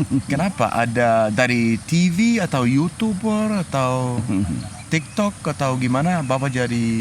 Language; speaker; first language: Indonesian; non-native, learner; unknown